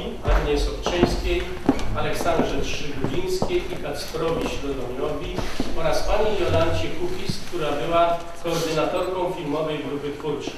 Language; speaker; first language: Polish; native; Polish